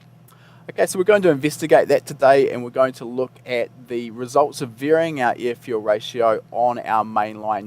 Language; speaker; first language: English; native; English